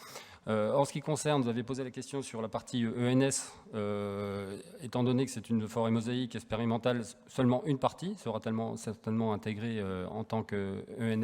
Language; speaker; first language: French; native; French